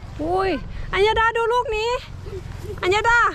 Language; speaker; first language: Thai; native; Thai